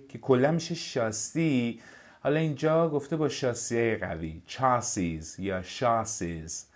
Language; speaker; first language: Persian; native; Persian